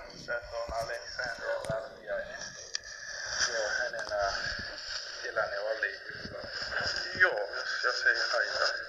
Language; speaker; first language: Finnish; non-native, fluent; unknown